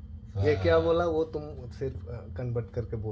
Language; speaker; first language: Hindi; non-native, local second language; Assamese